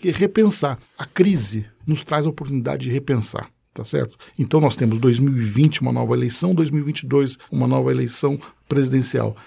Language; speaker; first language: Portuguese; native; Portuguese